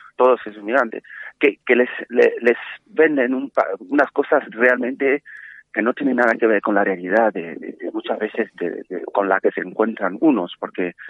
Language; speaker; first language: Spanish; non-native, fluent; French